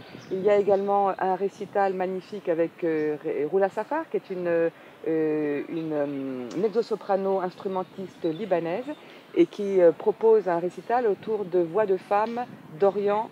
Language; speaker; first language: French; native; French